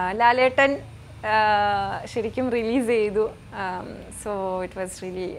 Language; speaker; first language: Malayalam; non-native, fluent; French